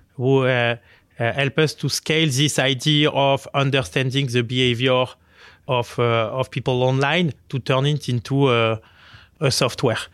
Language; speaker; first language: English; non-native, fluent; French